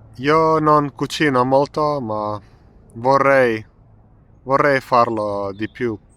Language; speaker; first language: Italian; non-native, learner; Finnish